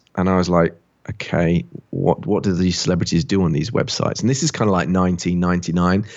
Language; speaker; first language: English; native; English